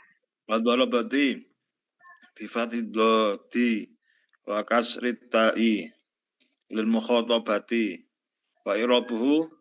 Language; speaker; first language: Arabic; non-native, learner; Indonesian